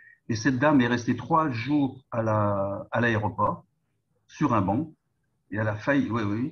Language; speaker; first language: French; native; French